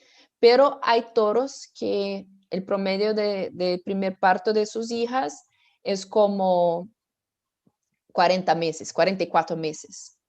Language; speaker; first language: Spanish; non-native, fluent; Portuguese